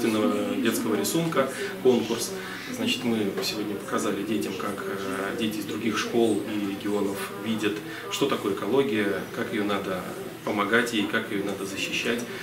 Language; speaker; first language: Russian; native; Russian